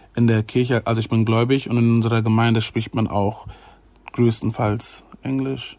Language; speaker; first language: German; native; German